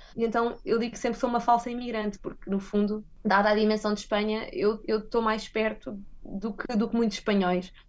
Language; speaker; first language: Portuguese; native; Portuguese